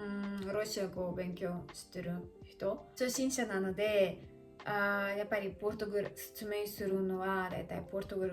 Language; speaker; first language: Japanese; non-native, learner; Russian